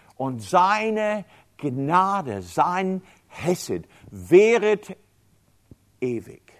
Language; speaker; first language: German; non-native, fluent; English